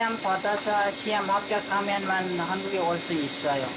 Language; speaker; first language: Korean; non-native, learner; Burmese